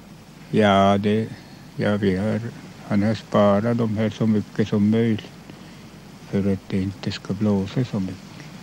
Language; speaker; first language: Swedish; non-native, local second language; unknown